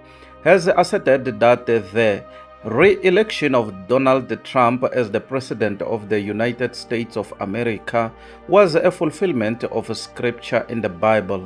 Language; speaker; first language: English; non-native, local second language; Tsonga